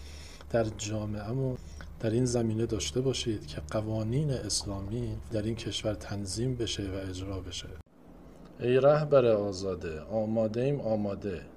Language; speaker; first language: Persian; native; Persian